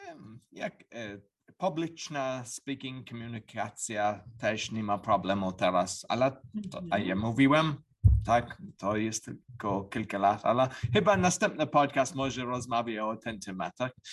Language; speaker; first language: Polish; non-native, learner; English